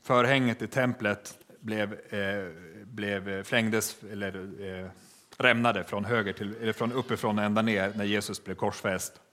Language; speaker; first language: Swedish; native; Swedish